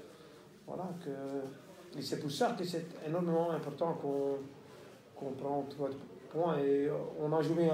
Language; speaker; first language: French; non-native, local second language; Dutch